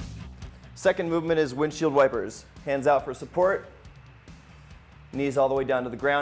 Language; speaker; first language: English; native; English